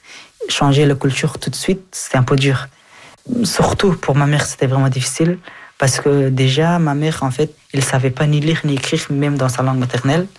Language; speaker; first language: French; non-native, fluent; Persian